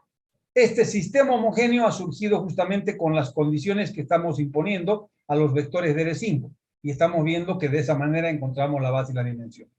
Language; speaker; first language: Spanish; native; Spanish